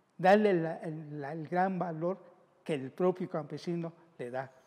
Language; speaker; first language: Spanish; non-native, local second language; Zapotec